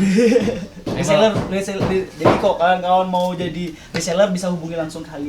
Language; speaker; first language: Indonesian; native; Indonesian